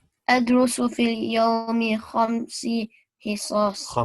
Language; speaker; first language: Arabic; non-native, learner; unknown